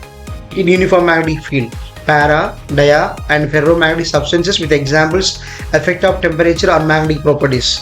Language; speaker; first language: English; non-native, local second language; Telugu